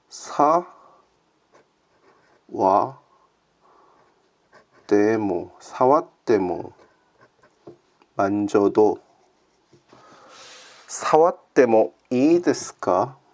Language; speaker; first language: Japanese; non-native, learner; Korean